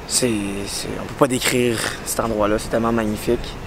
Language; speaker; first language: French; native; French